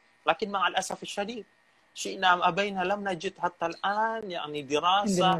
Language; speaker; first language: Arabic; non-native, fluent; Indonesian